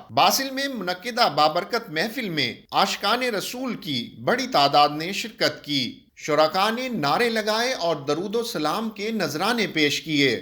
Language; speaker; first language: Urdu; native; Urdu